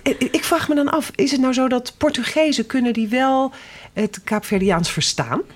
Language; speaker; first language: Dutch; native; Dutch